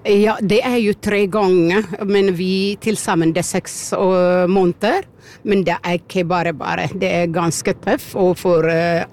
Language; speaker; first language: Norwegian; non-native, learner; Amharic